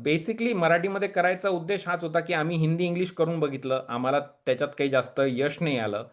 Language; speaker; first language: Marathi; native; Marathi